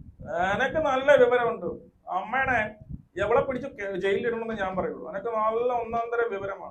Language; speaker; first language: Malayalam; native; Malayalam